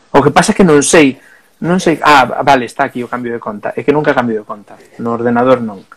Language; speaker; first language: Galician; non-native, local second language; Spanish